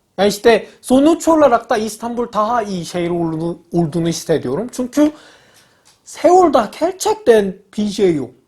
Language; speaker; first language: Turkish; non-native, learner; Korean